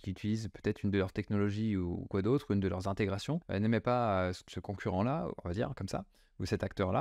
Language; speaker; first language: French; native; French